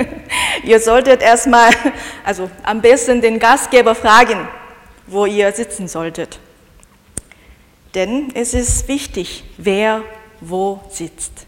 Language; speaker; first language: German; non-native, fluent; Korean